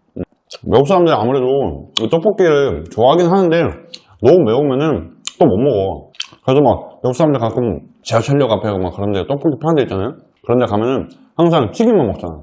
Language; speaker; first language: Korean; non-native, fluent; Russian